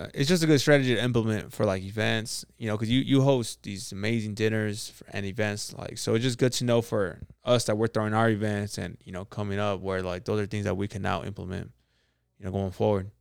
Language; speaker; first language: English; early bilingual, other home language; Spanish